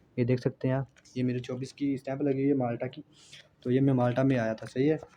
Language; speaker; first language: Urdu; non-native, local second language; Punjabi